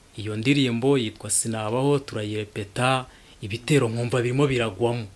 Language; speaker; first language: Kinyarwanda; early bilingual, heritage; Kinyarwanda